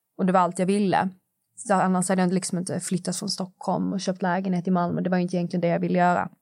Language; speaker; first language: Swedish; native; Swedish